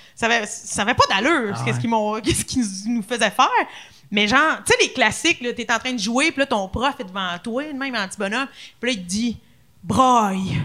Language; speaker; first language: French; native; French